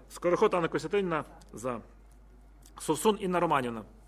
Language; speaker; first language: Ukrainian; native; Ukrainian